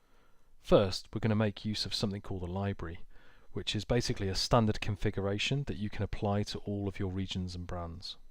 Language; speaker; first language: English; native; English